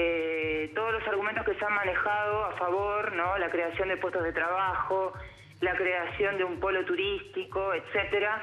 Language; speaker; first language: Spanish; native; Spanish